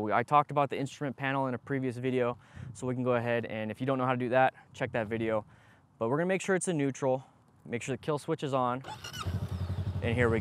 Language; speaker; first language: English; native; English